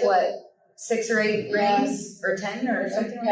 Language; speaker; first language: English; native; English